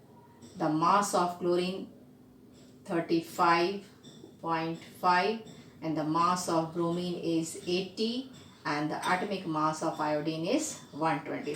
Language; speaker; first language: English; non-native, local second language; Hindi